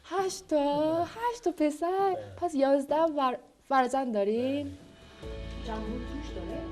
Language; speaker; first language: Persian; non-native, learner; Korean